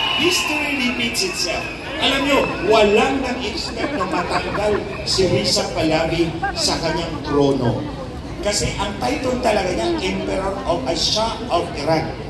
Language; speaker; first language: Filipino; non-native, local second language; Cebuano